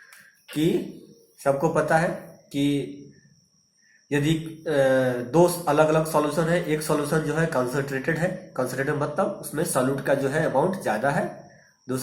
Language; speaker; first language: Hindi; native; Hindi